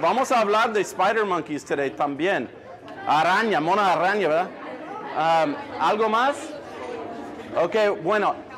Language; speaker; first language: Spanish; non-native, fluent; English